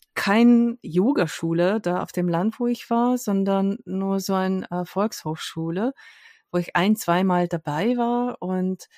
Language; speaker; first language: German; non-native, fluent; Hungarian